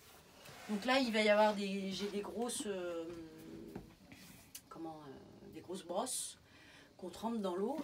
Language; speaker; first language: French; native; French